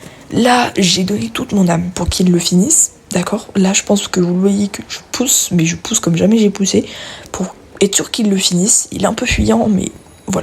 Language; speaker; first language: French; native; French